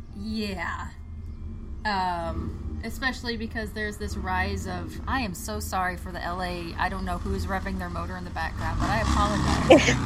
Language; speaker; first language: English; native; English